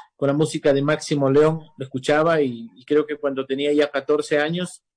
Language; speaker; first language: Spanish; native; Spanish